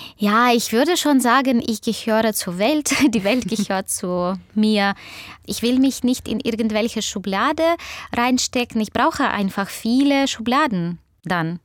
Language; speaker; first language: German; non-native, fluent; Russian